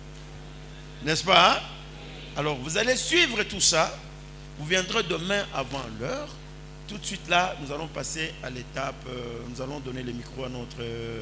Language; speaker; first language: French; non-native, local second language; Lingala